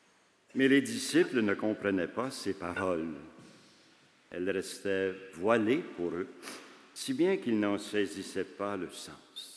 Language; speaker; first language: French; native; French